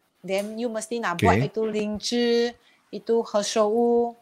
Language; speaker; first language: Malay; non-native, local second language; Chinese